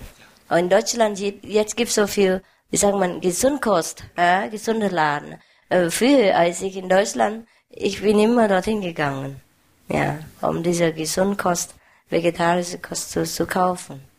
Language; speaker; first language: German; non-native, learner; Vietnamese